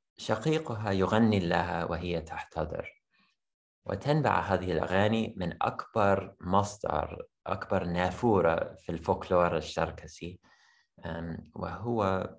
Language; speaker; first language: Arabic; non-native, fluent; English